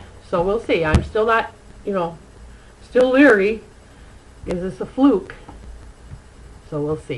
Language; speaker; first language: English; native; English